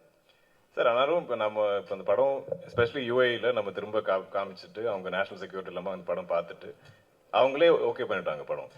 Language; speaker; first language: Tamil; non-native, local second language; Malayalam